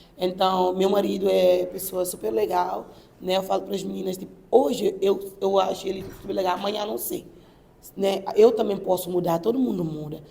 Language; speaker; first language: Portuguese; non-native, local second language; Upper Guinea Crioulo